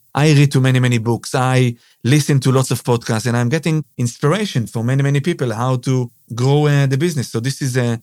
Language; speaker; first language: English; non-native, fluent; Hebrew